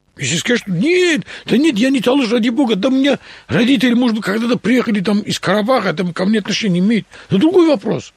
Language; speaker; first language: Russian; non-native, local second language; Talysh